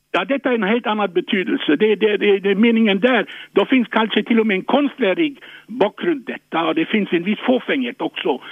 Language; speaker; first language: Swedish; non-native, fluent; French